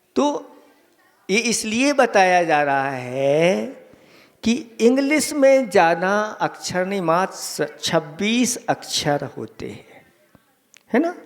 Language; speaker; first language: Hindi; native; Hindi